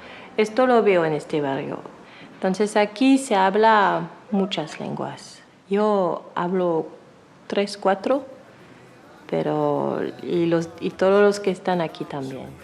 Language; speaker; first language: Spanish; non-native, fluent; French